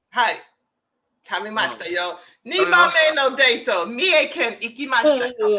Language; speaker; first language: Japanese; non-native, learner; English